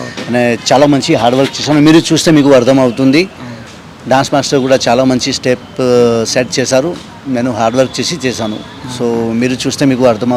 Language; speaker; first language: Telugu; non-native, learner; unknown